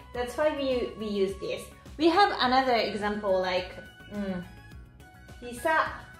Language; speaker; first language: English; non-native, fluent; Japanese